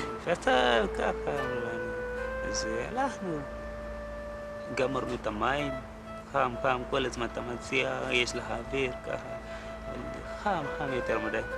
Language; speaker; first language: Hebrew; non-native, learner; Amharic